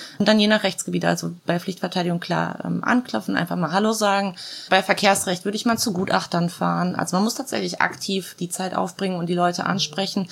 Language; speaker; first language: German; early bilingual, other home language; Croatian